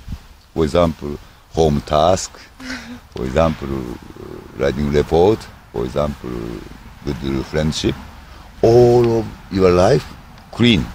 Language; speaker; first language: English; non-native, learner; Japanese